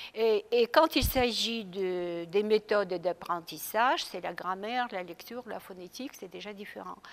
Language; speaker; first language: French; non-native, fluent; Russian